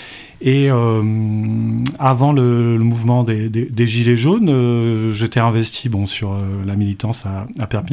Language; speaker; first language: French; native; French